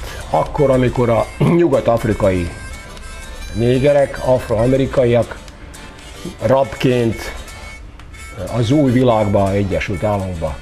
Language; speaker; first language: Hungarian; non-native, local second language; Serbian